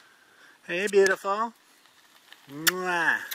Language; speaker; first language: English; native; English